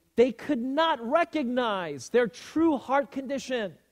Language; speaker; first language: English; native; English